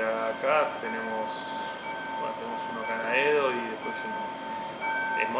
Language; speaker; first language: Spanish; native; Spanish